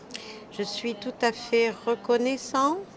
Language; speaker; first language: French; non-native, fluent; Persian